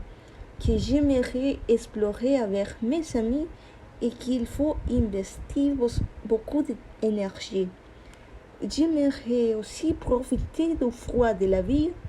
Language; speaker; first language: French; non-native, learner; Spanish